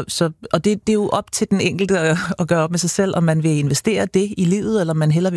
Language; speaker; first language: Danish; native; Danish